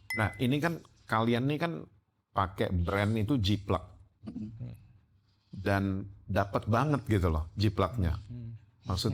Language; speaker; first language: Indonesian; native; Indonesian